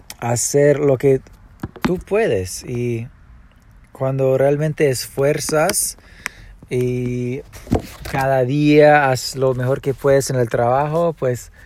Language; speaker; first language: Spanish; early bilingual, heritage; Spanish